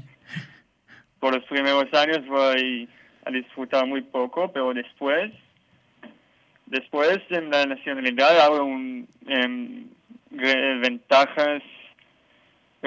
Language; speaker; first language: Spanish; non-native, learner; Hebrew